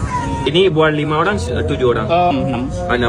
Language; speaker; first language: Indonesian; non-native, fluent; Urdu